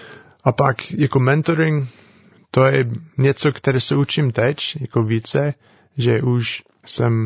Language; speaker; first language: Czech; non-native, fluent; English